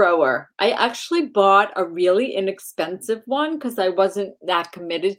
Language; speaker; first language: English; native; English